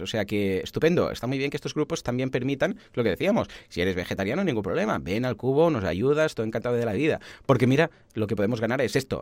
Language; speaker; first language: Spanish; native; Spanish